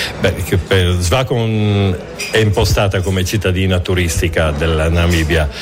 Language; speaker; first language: Italian; native; Italian